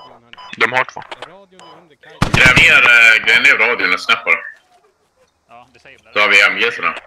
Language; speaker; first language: Swedish; native; Swedish